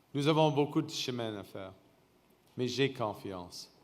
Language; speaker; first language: French; non-native, fluent; English